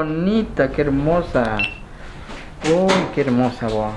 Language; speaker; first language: Spanish; native; Spanish